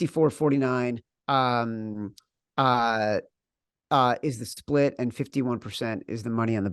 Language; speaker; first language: English; native; English